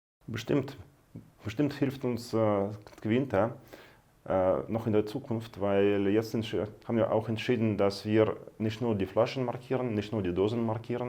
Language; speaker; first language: German; non-native, fluent; Russian